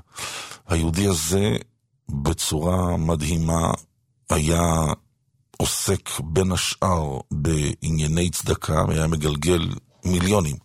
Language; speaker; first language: Hebrew; native; Hebrew